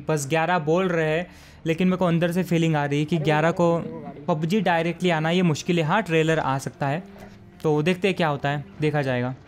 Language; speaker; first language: Hindi; native; Hindi